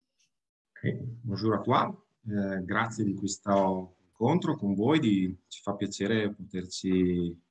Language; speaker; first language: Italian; native; Italian